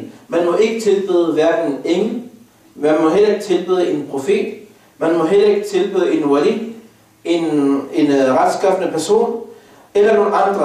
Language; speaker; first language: Danish; non-native, fluent; Arabic